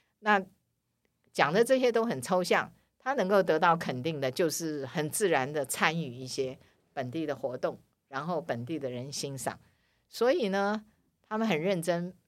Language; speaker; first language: Chinese; native; Chinese